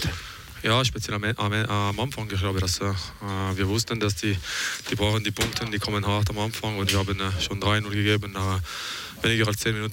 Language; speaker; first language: German; non-native, local second language; French